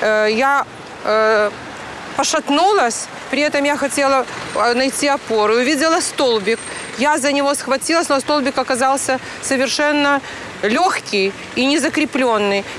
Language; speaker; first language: Russian; native; Russian